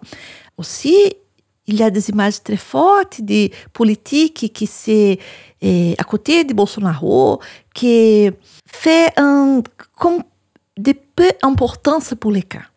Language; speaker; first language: French; non-native, learner; Portuguese